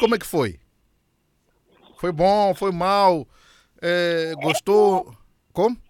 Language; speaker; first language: Portuguese; native; Portuguese